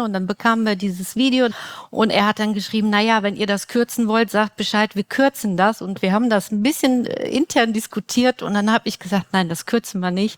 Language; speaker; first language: German; native; German